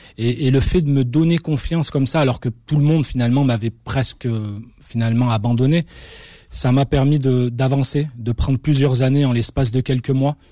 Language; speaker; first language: French; early bilingual, other home language; Arabic